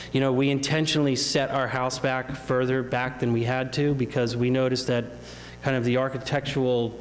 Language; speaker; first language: English; native; English